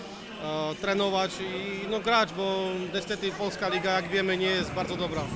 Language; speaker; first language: Polish; non-native, learner; Slovak